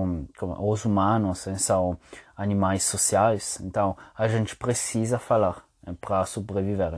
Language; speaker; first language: Portuguese; non-native, fluent; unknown